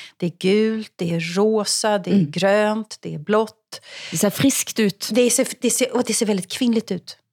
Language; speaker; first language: Swedish; native; Swedish